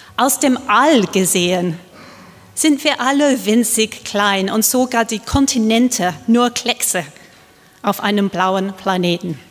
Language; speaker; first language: German; non-native, fluent; English